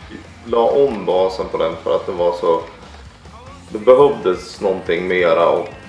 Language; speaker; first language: Swedish; native; Swedish